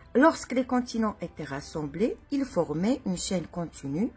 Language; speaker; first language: French; non-native, local second language; Arabic